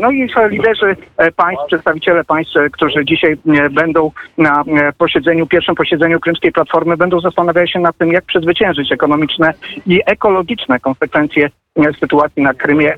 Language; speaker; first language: Polish; native; Polish